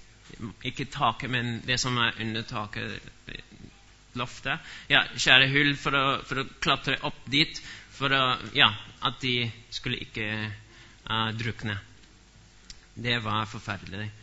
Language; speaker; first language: Norwegian; non-native, fluent; English